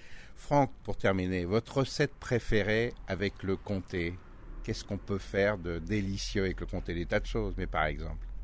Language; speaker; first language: French; native; French